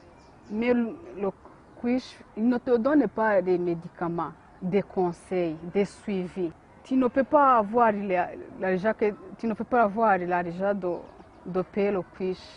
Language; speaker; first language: French; non-native, learner; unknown